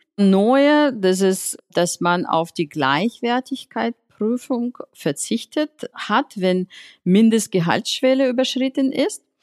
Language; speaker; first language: German; non-native, fluent; Russian